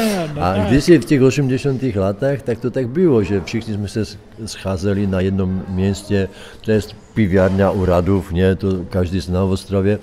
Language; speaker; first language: Polish; non-native, learner; Czech